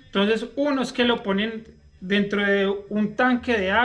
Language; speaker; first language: Spanish; native; Spanish